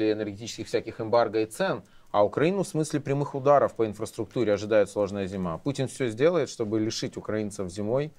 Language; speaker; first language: Russian; native; Russian